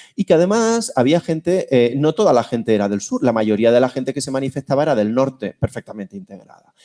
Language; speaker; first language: Spanish; native; Spanish